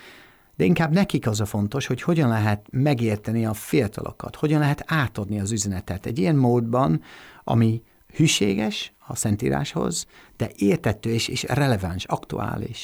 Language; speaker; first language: Hungarian; non-native, fluent; English